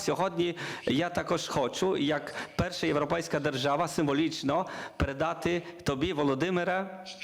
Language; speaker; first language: Ukrainian; non-native, learner; Polish